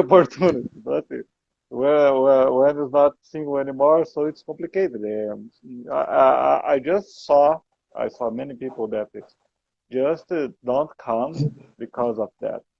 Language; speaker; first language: English; non-native, learner; Portuguese